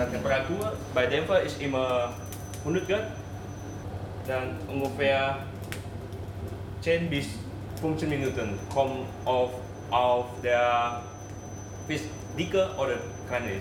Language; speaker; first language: German; non-native, learner; Indonesian